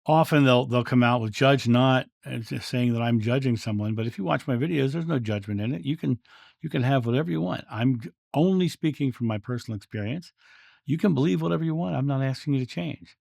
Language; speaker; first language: English; native; English